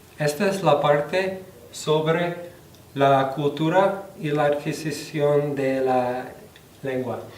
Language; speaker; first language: Spanish; non-native, fluent; English